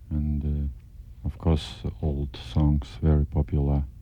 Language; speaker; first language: English; non-native, learner; Russian